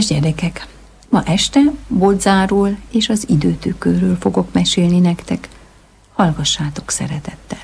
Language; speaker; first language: Hungarian; native; Hungarian